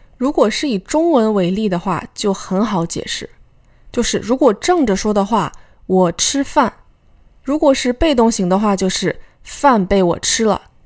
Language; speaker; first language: Chinese; native; Chinese